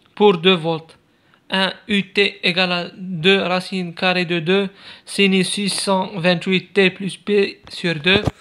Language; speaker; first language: French; non-native, local second language; Arabic